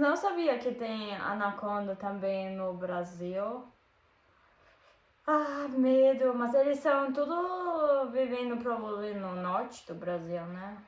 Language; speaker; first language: Portuguese; non-native, learner; German